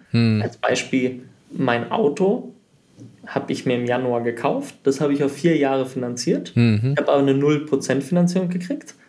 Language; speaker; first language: German; early bilingual, heritage; German